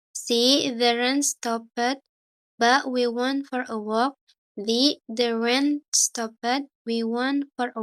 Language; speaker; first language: English; non-native, learner; Indonesian